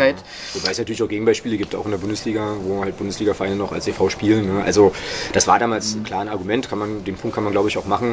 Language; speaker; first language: German; native; German